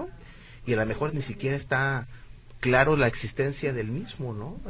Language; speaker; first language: Spanish; native; Spanish